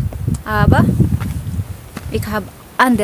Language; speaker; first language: German; non-native, fluent; Filipino